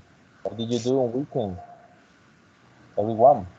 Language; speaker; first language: English; non-native, fluent; Spanish